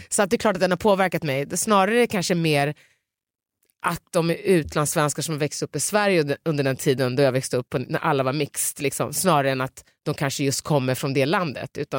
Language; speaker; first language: Swedish; early bilingual, other home language; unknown